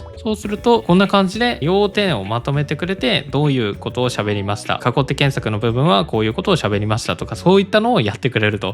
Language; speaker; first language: Japanese; native; Japanese